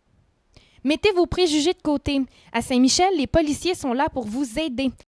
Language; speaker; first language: French; native; French